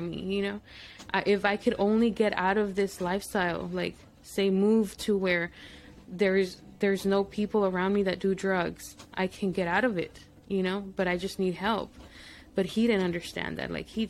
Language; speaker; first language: English; early bilingual, other home language; Spanish